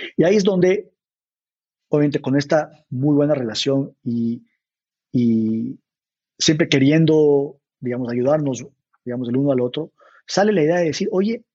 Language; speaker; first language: Spanish; native; Spanish